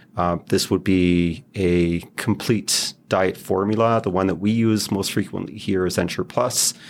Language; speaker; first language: English; non-native, fluent; Hebrew